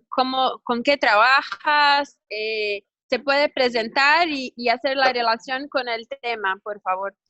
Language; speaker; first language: Spanish; non-native, learner; Portuguese